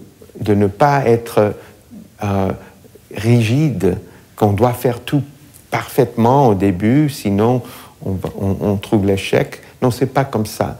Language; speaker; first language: French; non-native, fluent; English